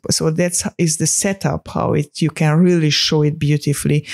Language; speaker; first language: English; non-native, fluent; Hungarian